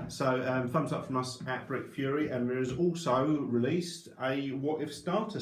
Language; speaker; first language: English; native; English